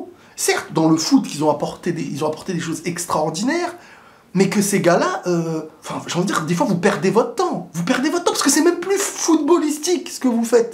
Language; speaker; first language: French; native; French